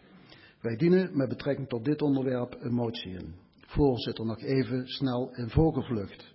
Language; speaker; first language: Dutch; native; Dutch